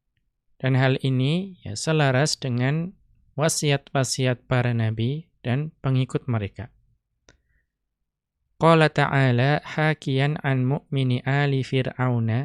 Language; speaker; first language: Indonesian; native; Indonesian